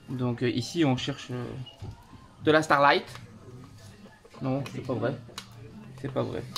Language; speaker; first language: French; native; French